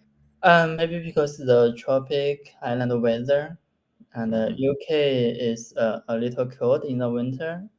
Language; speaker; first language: English; non-native, learner; Chinese